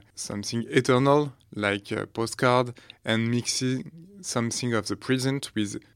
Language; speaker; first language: English; non-native, fluent; French